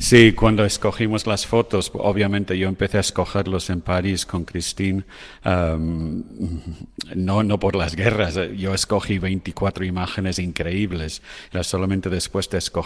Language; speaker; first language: Spanish; non-native, fluent; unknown